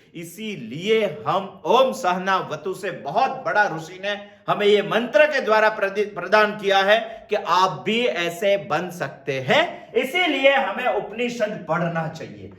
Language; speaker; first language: Hindi; non-native, local second language; Gujarati